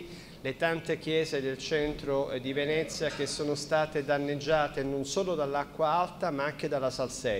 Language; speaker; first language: Italian; native; Italian